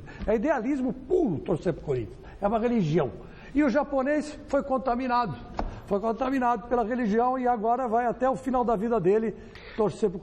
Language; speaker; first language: Portuguese; native; Portuguese